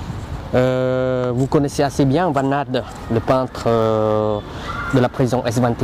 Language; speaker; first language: French; native; French